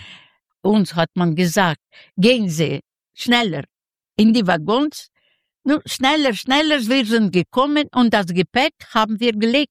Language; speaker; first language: German; non-native, learner; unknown